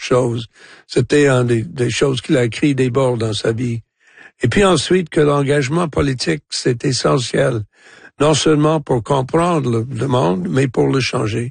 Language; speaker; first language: French; non-native, local second language; English